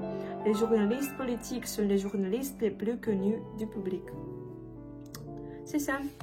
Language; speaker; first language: French; non-native, learner; Russian